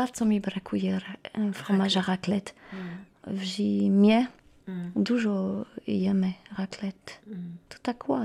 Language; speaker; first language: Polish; non-native, learner; French